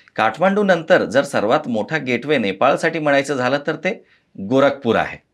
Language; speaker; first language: Marathi; non-native, fluent; Nepali